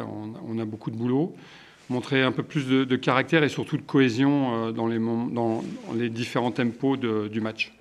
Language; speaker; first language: French; native; French